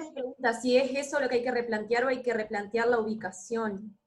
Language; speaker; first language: Spanish; native; Spanish